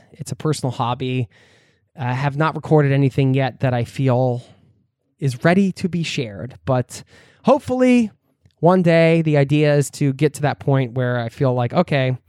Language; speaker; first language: English; native; English